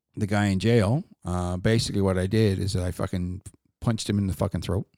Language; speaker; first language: English; native; English